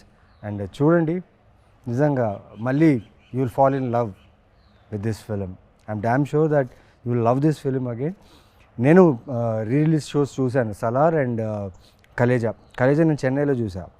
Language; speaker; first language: Telugu; native; Telugu